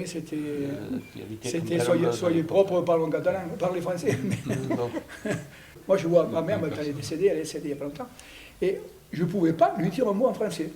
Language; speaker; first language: French; native; French